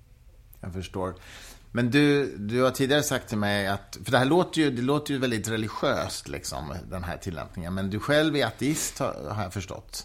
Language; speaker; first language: Swedish; native; Swedish